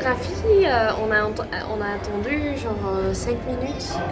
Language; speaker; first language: French; non-native, fluent; Dutch